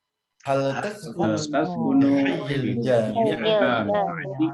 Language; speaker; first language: Arabic; non-native, fluent; Indonesian